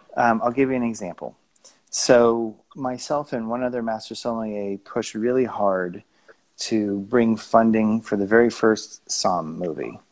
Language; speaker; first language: English; native; English